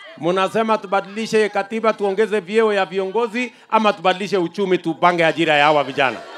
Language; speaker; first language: Swahili; non-native, local second language; Kalenjin